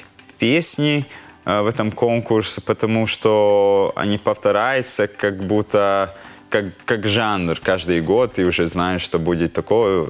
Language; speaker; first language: Russian; non-native, local second language; Latvian